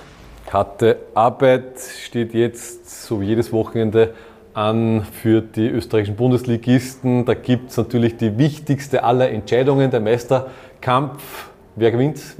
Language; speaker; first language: German; native; German